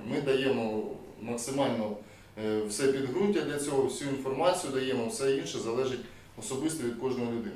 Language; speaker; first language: Ukrainian; native; Ukrainian